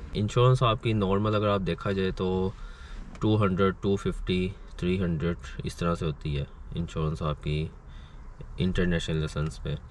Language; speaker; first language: Urdu; non-native, local second language; Punjabi